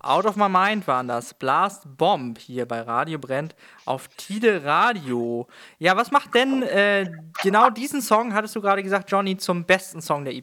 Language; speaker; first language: German; native; German